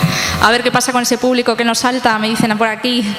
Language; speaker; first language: Spanish; native; Spanish